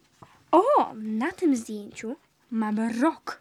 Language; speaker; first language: Polish; early bilingual, heritage; Polish